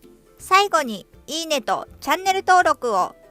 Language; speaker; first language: Japanese; non-native, fluent; Korean